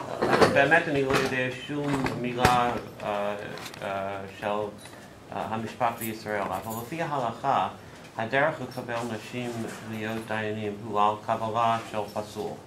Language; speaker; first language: Hebrew; non-native, fluent; English